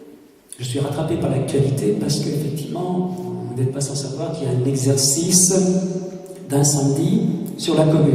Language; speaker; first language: French; native; French